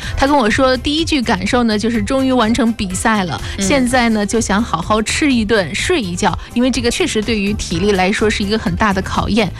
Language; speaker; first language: Chinese; native; Chinese